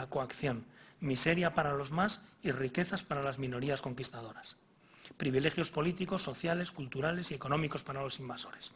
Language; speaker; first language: Spanish; native; Spanish